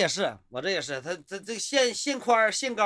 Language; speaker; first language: Chinese; native; Chinese